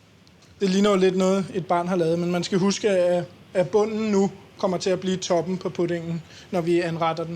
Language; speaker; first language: Danish; native; Danish